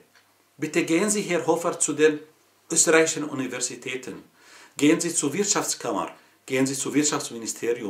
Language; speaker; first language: German; non-native, fluent; Arabic